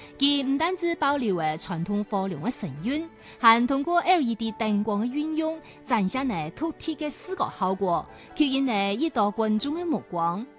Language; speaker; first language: Chinese; non-native, local second language; Cantonese